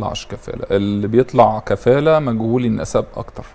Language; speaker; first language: Arabic; native; Arabic